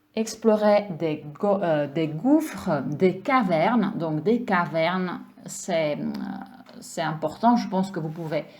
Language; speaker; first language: French; non-native, fluent; Czech